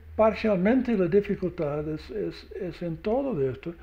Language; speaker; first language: Spanish; non-native, learner; English